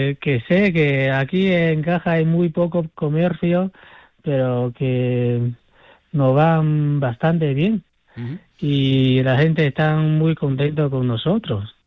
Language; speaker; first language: Spanish; non-native, fluent; Chinese